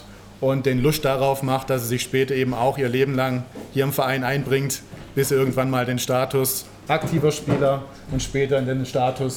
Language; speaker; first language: German; native; German